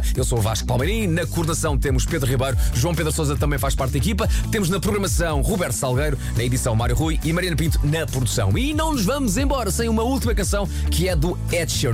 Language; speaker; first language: Portuguese; native; Portuguese